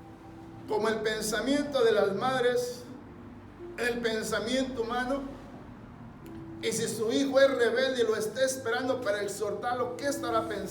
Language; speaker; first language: Spanish; native; Spanish